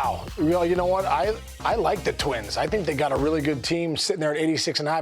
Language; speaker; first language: English; native; English